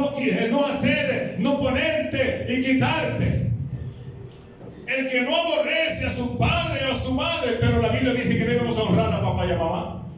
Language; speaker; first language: Spanish; native; Spanish